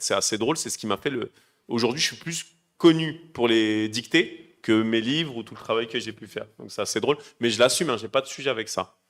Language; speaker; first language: French; native; French